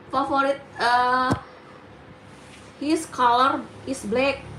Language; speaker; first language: English; non-native, learner; Indonesian